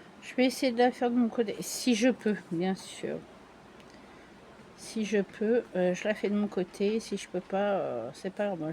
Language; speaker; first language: French; native; French